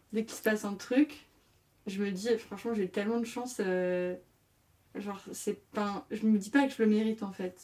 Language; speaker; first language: French; native; French